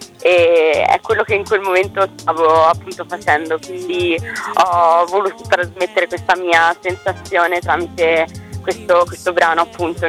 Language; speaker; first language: Italian; early bilingual, other home language; Arabic